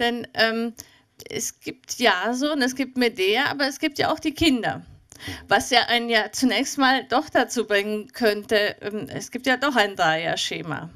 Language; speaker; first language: German; native; German